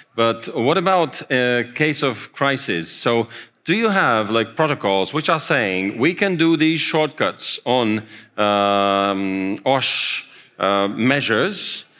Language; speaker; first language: English; non-native, fluent; Latvian